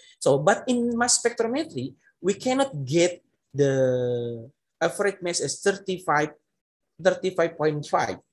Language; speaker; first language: English; non-native, learner; Indonesian